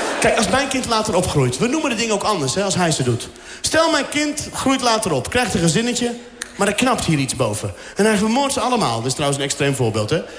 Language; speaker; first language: Dutch; early bilingual, other home language; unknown